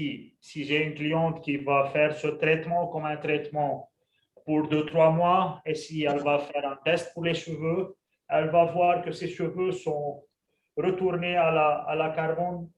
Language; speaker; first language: French; non-native, local second language; Arabic